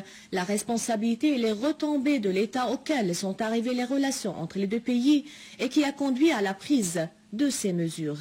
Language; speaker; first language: French; non-native, fluent; Arabic